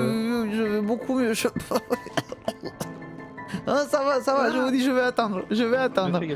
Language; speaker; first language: French; native; French